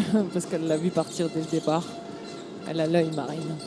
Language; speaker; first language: French; native; French